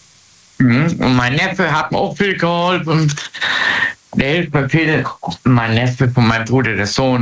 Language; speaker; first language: German; native; German